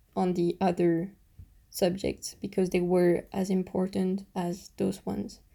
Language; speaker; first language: English; non-native, fluent; French